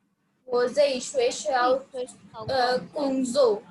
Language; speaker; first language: Chinese; non-native, learner; Hindi